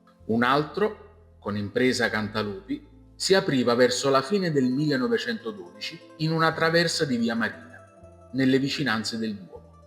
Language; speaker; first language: Italian; native; Italian